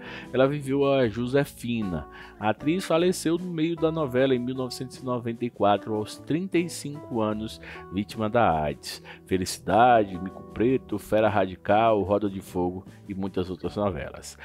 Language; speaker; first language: Portuguese; native; Portuguese